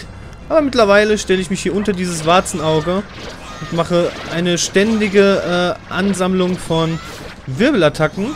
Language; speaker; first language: German; native; German